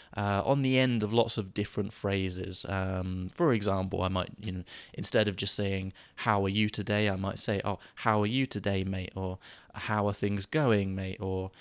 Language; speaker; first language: English; native; English